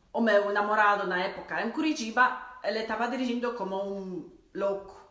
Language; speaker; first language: Portuguese; non-native, fluent; Polish